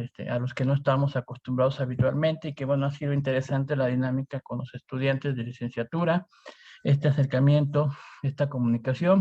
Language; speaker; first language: Spanish; native; Spanish